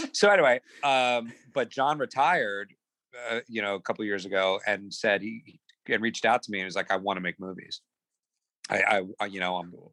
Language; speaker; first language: English; native; English